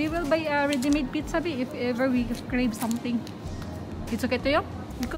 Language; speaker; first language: English; non-native, learner; Filipino